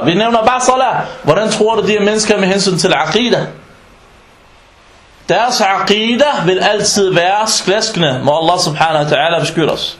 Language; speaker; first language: Danish; early bilingual, other home language; Arabic